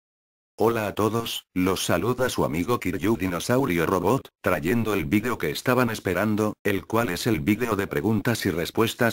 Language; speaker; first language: Spanish; native; Spanish